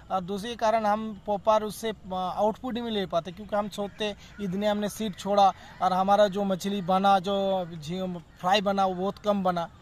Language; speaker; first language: Hindi; non-native, local second language; Bangla